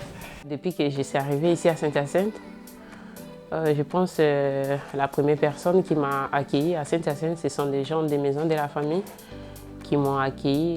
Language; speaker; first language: French; non-native, fluent; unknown